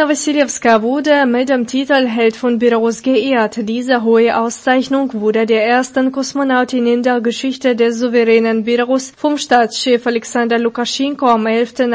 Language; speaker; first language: German; non-native, fluent; Russian